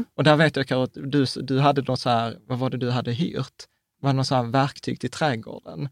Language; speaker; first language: Swedish; native; Swedish